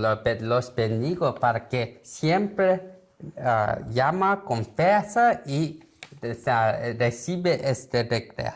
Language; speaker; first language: Spanish; non-native, learner; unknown